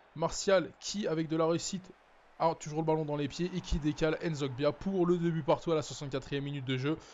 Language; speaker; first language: French; native; French